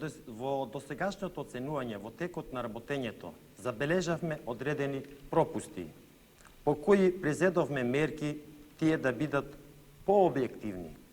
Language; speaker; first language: Macedonian; native; Macedonian